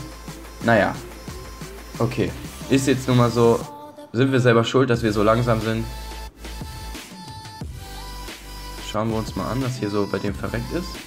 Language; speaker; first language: German; native; German